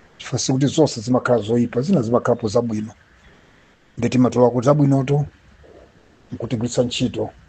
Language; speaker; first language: Nyanja; native; Nyanja